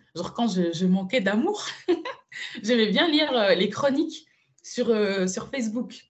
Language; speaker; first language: French; early bilingual, other home language; Spanish